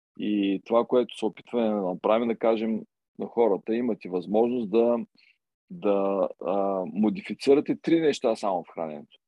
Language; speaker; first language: Bulgarian; native; Bulgarian